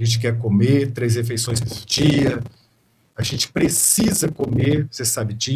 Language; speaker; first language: Portuguese; native; Portuguese